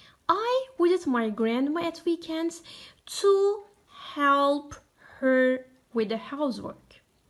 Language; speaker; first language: English; non-native, fluent; Turkish